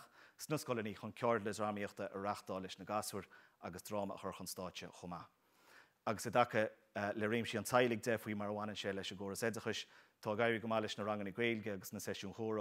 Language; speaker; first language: Irish; native; Irish